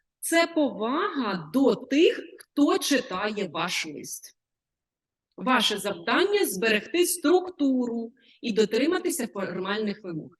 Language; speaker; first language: Ukrainian; native; Ukrainian